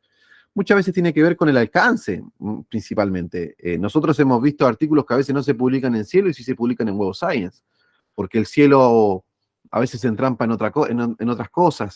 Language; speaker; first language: Spanish; native; Spanish